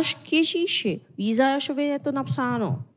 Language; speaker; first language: Czech; non-native, fluent; Korean